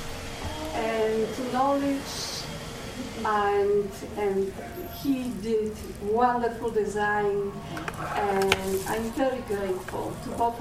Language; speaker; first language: English; non-native, fluent; Polish